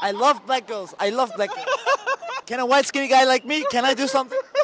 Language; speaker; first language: English; non-native, learner; Danish